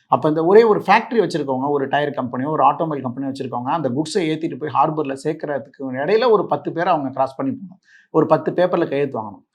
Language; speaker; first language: Tamil; native; Tamil